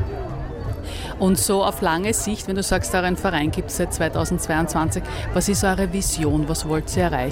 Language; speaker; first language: German; native; German